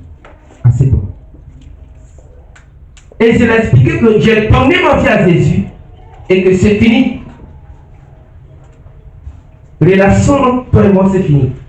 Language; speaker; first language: French; non-native, local second language; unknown